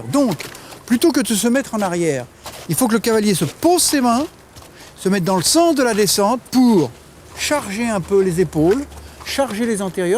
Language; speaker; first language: French; native; French